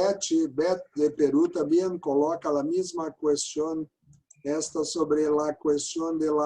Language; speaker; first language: Spanish; non-native, learner; Portuguese